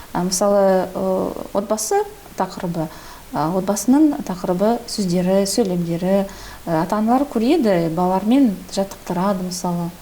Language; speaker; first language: Kazakh; non-native, local second language; Russian